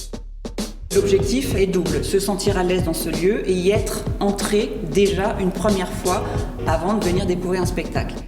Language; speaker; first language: French; native; French